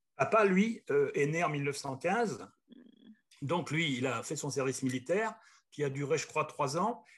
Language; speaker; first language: French; native; French